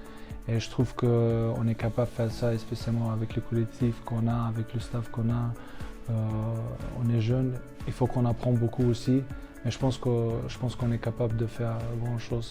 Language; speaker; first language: French; non-native, fluent; Slovenian